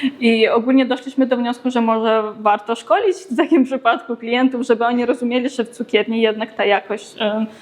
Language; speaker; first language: Polish; native; Polish